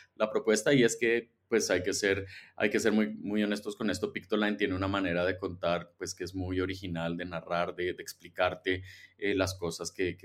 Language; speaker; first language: Spanish; native; Spanish